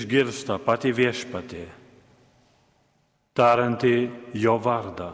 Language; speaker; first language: Lithuanian; native; Lithuanian